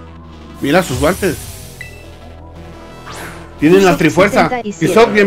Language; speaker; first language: Spanish; native; Spanish